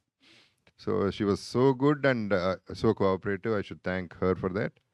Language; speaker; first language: Telugu; native; Telugu